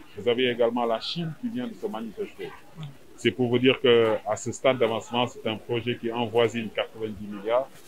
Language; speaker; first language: French; non-native, local second language; Wolof